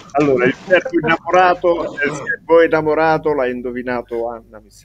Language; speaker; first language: Italian; non-native, fluent; Spanish